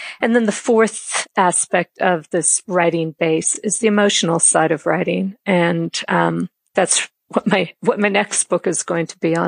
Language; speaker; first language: English; native; English